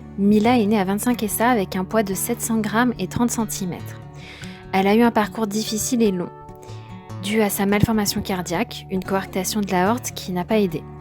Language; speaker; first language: French; native; French